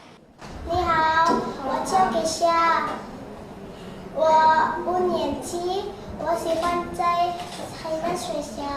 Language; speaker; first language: Chinese; non-native, learner; Indonesian